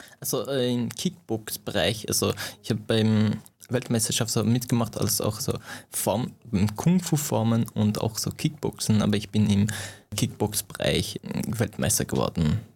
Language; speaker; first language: German; non-native, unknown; Persian